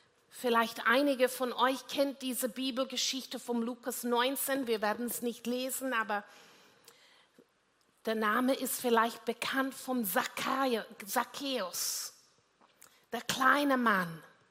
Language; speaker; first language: German; non-native, fluent; English